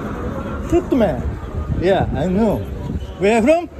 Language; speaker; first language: English; non-native, learner; Japanese